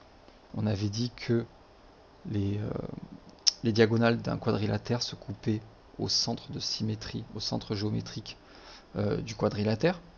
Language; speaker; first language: French; native; French